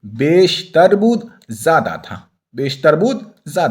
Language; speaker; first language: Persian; non-native, fluent; Urdu